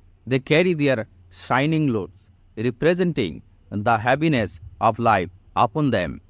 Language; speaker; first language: English; non-native, local second language; Bangla